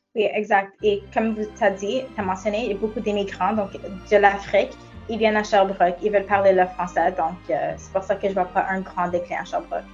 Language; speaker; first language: French; non-native, local second language; English